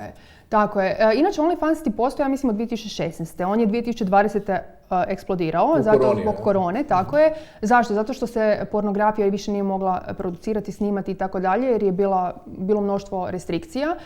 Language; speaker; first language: Croatian; native; Croatian